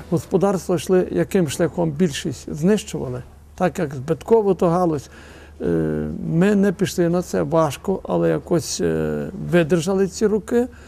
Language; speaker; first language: Ukrainian; native; Ukrainian